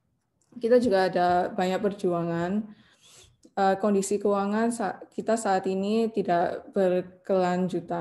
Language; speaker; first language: Indonesian; non-native, learner; English